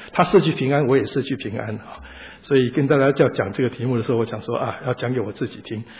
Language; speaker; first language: Chinese; native; Chinese